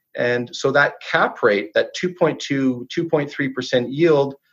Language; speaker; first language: English; native; English